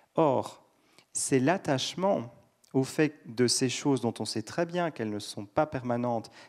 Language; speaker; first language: French; native; French